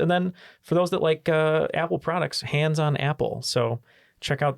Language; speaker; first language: English; native; English